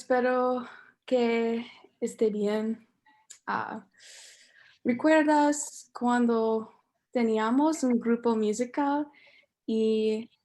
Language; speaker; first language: Spanish; non-native, learner; English